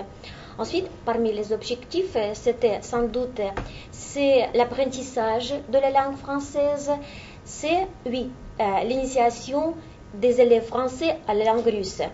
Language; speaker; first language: French; non-native, fluent; Russian